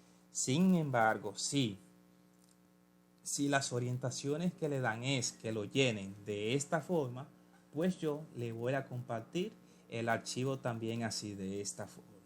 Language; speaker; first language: Spanish; native; Spanish